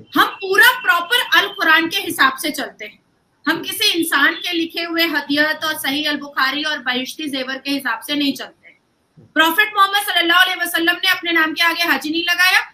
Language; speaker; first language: Hindi; native; Hindi